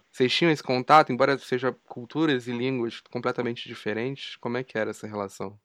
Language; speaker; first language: Portuguese; native; Portuguese